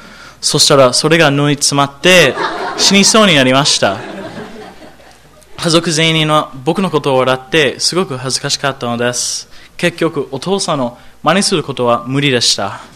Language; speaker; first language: Japanese; non-native, learner; English